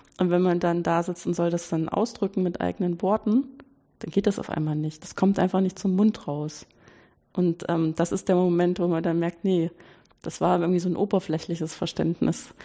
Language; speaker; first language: German; native; German